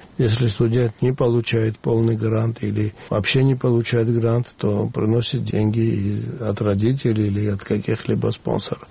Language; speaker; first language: Russian; non-native, local second language; Georgian